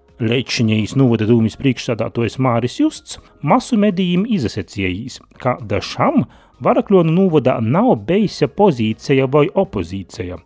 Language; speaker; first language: Latvian; native; Latvian